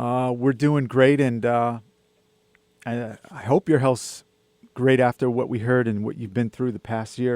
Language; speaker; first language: English; native; English